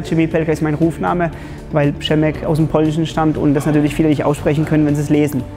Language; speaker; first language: German; early bilingual, other home language; Polish